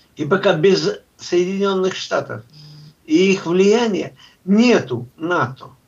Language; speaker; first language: Russian; native; Russian